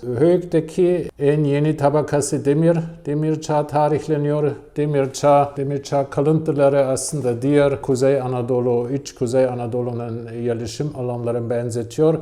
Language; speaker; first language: Turkish; non-native, fluent; German